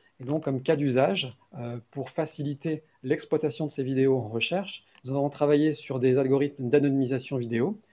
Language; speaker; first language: French; native; French